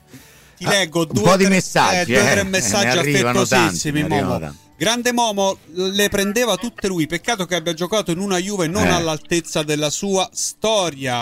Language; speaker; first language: Italian; native; Italian